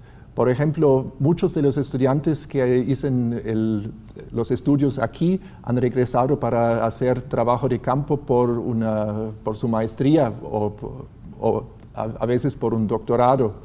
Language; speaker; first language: Spanish; non-native, fluent; German